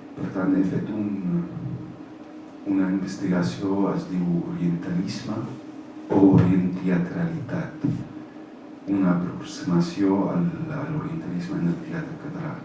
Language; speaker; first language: Catalan; non-native, fluent; Arabic